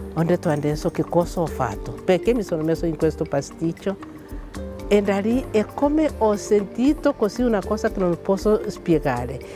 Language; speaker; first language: Italian; non-native, fluent; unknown